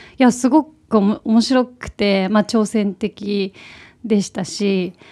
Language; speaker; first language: Japanese; native; Japanese